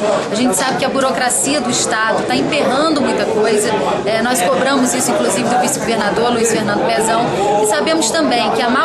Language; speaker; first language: Portuguese; native; Portuguese